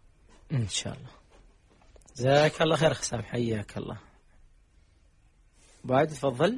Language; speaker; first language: Arabic; native; Arabic